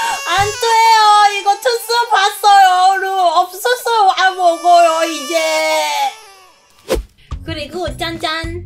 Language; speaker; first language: Korean; non-native, learner; Cantonese